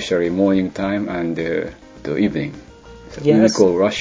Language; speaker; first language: English; non-native, learner; Japanese